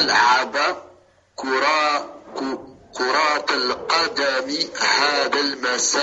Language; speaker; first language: Arabic; non-native, learner; French